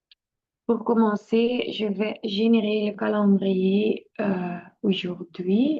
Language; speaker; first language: French; non-native, local second language; Dutch